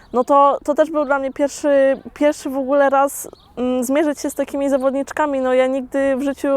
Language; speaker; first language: Polish; early bilingual, heritage; Polish